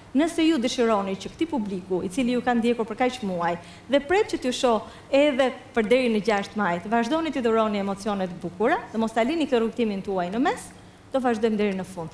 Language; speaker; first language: Albanian; native; Albanian